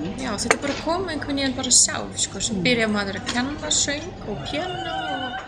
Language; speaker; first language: Icelandic; non-native, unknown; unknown